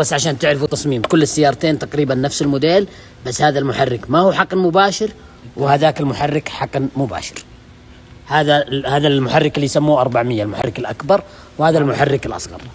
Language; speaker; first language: Arabic; native; Arabic